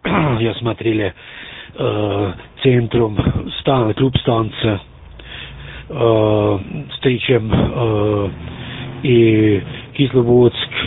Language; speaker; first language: Russian; non-native, learner; German